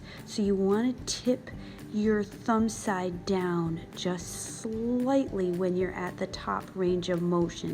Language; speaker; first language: English; native; English